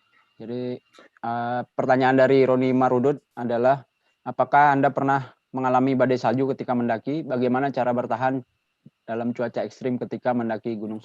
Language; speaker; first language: Indonesian; native; Indonesian